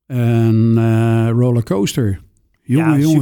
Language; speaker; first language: Dutch; native; Dutch